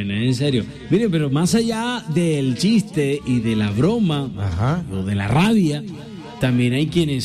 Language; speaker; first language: Spanish; native; Spanish